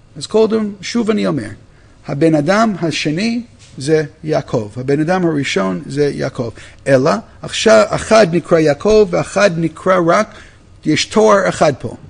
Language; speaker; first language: Hebrew; non-native, fluent; English